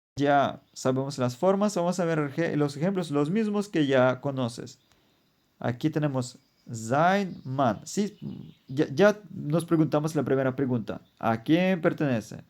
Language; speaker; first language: Spanish; non-native, fluent; German